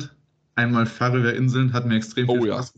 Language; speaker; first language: German; native; German